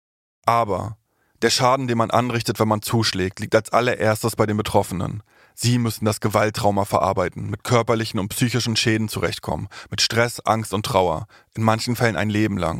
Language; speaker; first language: German; native; German